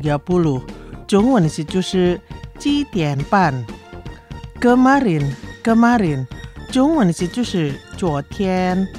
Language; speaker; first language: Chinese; early bilingual, heritage; Chinese